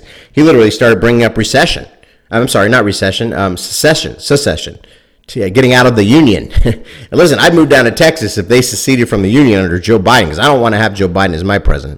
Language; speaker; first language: English; native; English